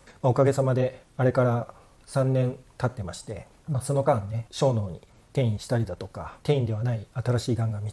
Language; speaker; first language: Japanese; native; Japanese